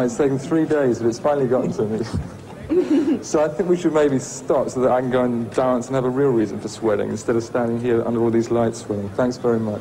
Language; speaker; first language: English; native; English